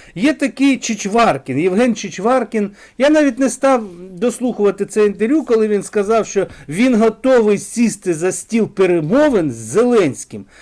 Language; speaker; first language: Ukrainian; non-native, local second language; Russian